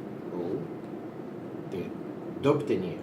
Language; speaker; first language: French; non-native, learner; Portuguese